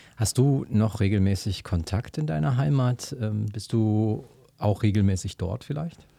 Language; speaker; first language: German; native; German